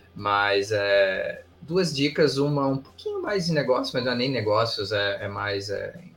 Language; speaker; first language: Portuguese; early bilingual, heritage; English